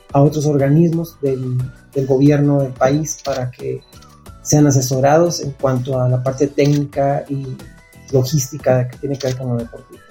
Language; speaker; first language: Spanish; native; Spanish